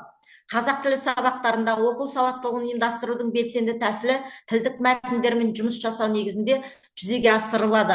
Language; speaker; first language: Kazakh; native; Kazakh